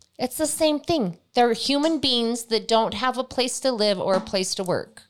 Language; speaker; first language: English; native; English